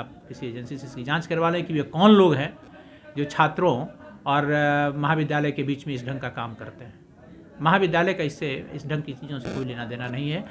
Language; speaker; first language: Hindi; native; Hindi